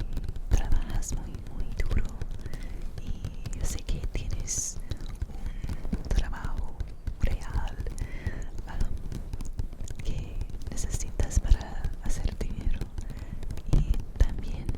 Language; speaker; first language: Spanish; non-native, learner; English